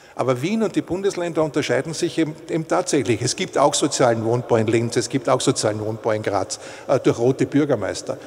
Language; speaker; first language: German; native; German